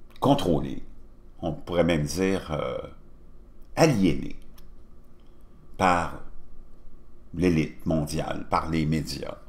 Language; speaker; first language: French; native; French